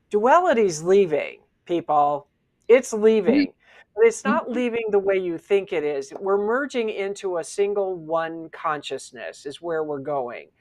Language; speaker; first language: English; native; English